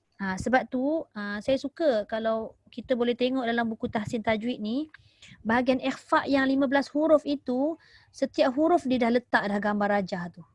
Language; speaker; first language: Malay; native; Malay